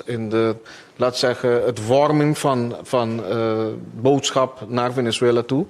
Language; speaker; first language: Dutch; non-native, local second language; Papiamento